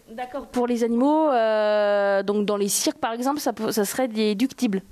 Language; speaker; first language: French; native; French